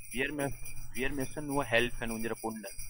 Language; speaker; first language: German; non-native, learner; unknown